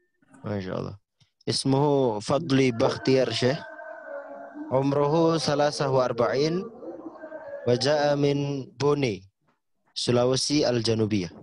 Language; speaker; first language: Arabic; non-native, fluent; Indonesian